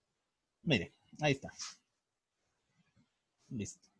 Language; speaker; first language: Spanish; native; Spanish